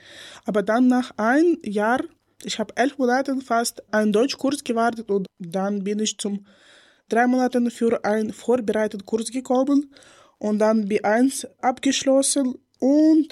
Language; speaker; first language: German; non-native, learner; Ukrainian